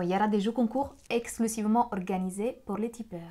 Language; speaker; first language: French; native; French